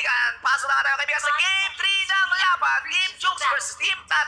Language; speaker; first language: Filipino; native; Filipino